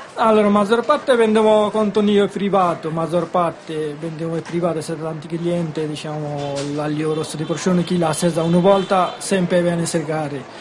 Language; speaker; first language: Italian; non-native, learner; Bangla